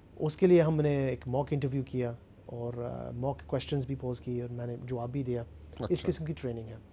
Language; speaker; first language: Urdu; early bilingual, heritage; Urdu